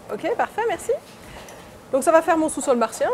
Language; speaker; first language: French; native; French